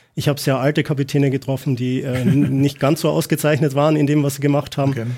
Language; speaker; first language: German; native; German